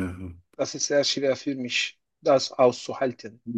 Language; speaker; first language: German; non-native, learner; Turkish